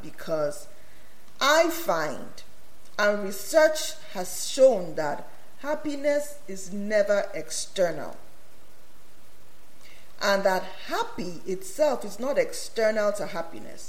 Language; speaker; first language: English; non-native, local second language; Yoruba